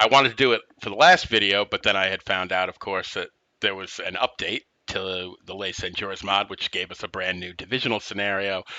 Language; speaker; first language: English; native; English